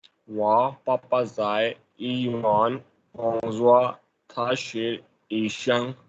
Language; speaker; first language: Chinese; non-native, learner; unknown